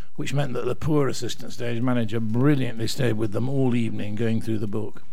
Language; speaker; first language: English; native; English